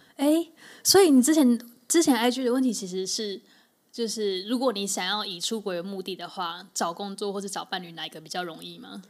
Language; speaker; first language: Chinese; native; Chinese